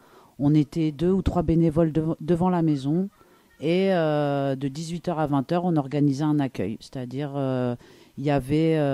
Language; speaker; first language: French; native; French